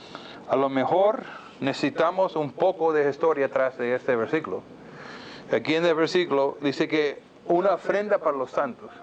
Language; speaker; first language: Spanish; non-native, fluent; English